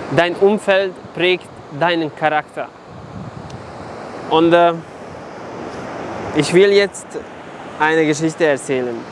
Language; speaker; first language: German; non-native, fluent; Serbian